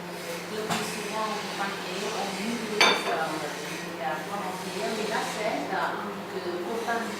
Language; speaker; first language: French; non-native, fluent; Vietnamese